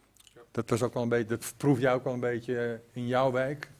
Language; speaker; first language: Dutch; native; Dutch